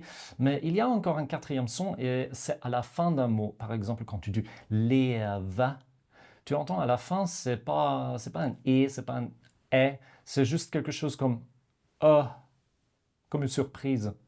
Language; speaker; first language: French; non-native, fluent; Norwegian